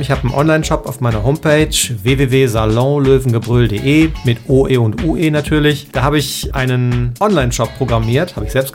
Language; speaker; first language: German; native; German